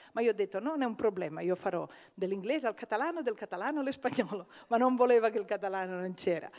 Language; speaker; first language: Italian; non-native, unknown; Catalan